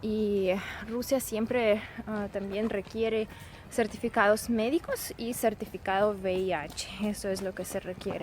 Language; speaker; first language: Spanish; non-native, fluent; Russian